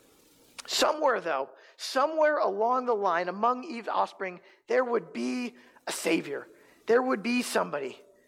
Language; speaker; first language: English; native; English